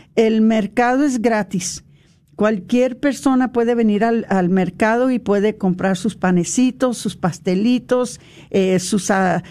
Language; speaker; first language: Spanish; early bilingual, heritage; Spanish